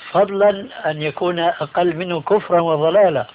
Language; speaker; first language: Arabic; early bilingual, other home language; Albanian